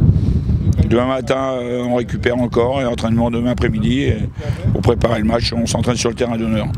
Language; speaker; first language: French; native; French